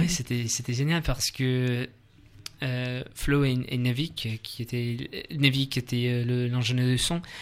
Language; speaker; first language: French; non-native, learner; English